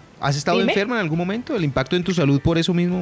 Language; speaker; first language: Spanish; native; Spanish